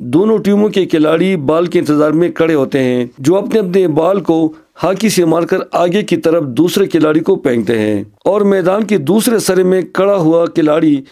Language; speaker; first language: Urdu; non-native, local second language; Khowar